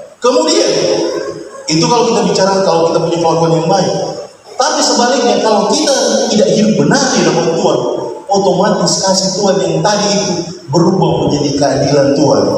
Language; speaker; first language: Indonesian; native; Indonesian